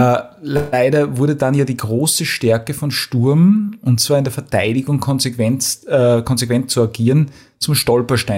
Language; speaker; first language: German; native; German